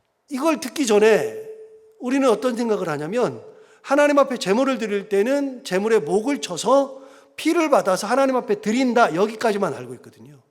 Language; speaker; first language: Korean; native; Korean